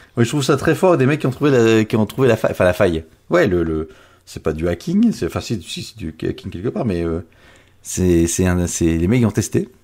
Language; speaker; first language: French; native; French